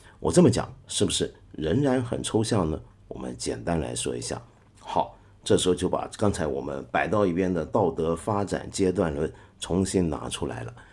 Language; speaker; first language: Chinese; non-native, local second language; Cantonese